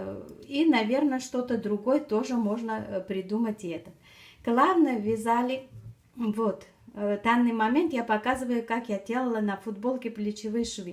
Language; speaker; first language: Russian; non-native, fluent; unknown